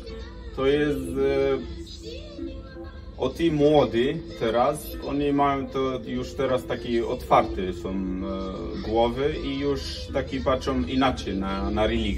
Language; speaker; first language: Polish; non-native, learner; Arabic